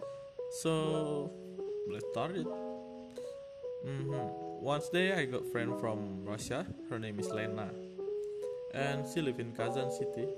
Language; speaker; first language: English; non-native, learner; Indonesian